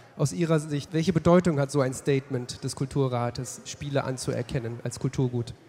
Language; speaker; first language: German; native; German